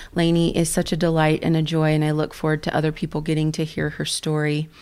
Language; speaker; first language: English; native; English